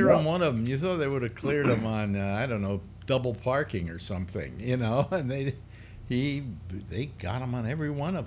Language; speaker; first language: English; native; English